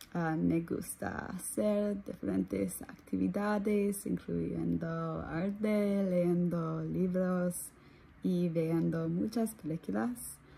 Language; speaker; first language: Spanish; non-native, learner; English